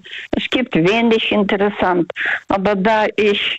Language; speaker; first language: German; non-native, fluent; Russian